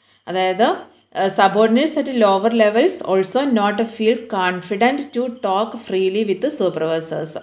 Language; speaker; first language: English; non-native, local second language; Malayalam